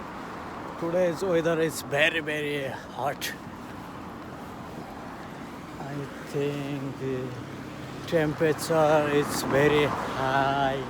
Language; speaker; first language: English; non-native, learner; Nepali